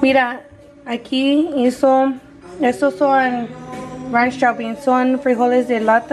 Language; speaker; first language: Spanish; early bilingual, heritage; English